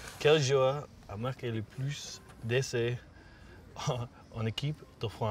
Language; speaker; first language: French; non-native, learner; English